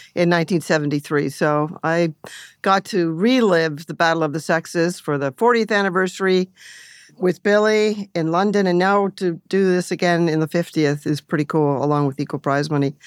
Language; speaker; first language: English; native; English